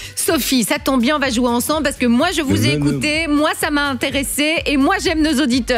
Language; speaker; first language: French; native; French